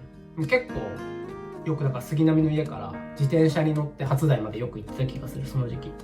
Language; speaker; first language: Japanese; native; Japanese